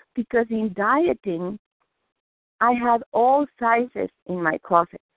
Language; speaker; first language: English; non-native, fluent; Spanish